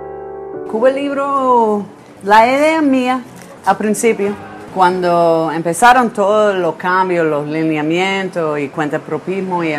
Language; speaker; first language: Spanish; non-native, fluent; English